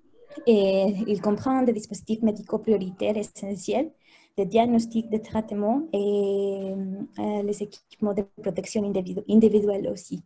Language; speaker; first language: French; non-native, fluent; Spanish